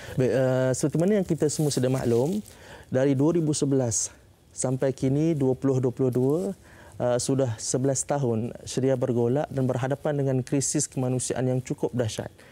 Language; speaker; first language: Malay; native; Malay